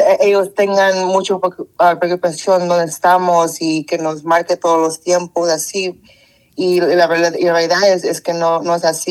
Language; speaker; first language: Spanish; early bilingual, heritage; Spanish